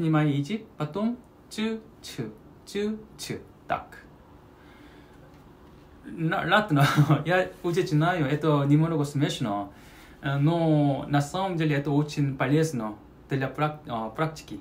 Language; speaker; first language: Russian; non-native, learner; Korean